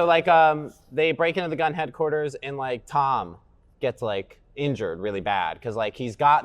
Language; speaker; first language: English; native; English